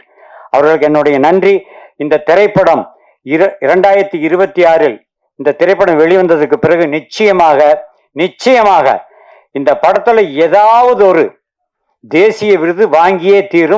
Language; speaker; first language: Tamil; native; Tamil